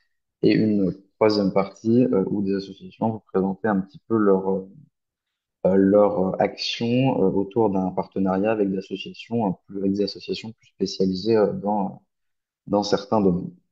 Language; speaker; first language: French; native; French